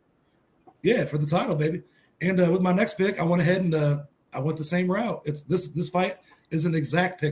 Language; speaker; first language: English; native; English